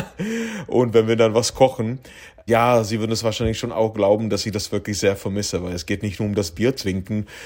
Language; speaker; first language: German; non-native, fluent; Czech